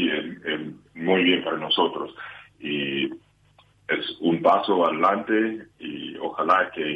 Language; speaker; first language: Spanish; non-native, learner; English